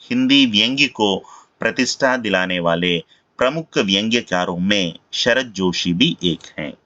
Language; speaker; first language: Hindi; non-native, local second language; Telugu